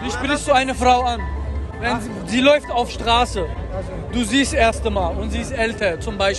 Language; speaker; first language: German; native; German